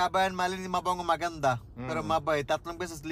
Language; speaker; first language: Filipino; non-native, learner; Bangla